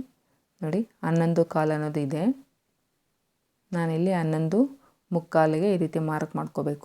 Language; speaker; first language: Kannada; native; Kannada